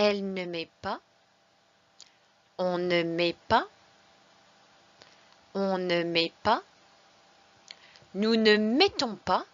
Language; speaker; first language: French; non-native, fluent; English